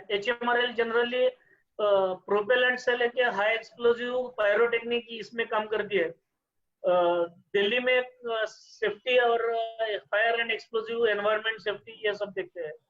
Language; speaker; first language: Hindi; non-native, local second language; Marathi